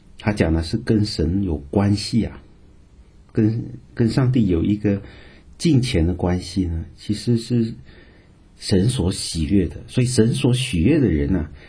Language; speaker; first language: Chinese; native; Chinese